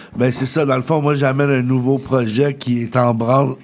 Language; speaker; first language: French; native; French